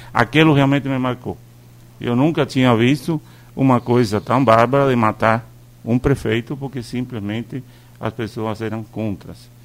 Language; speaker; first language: Portuguese; non-native, fluent; Spanish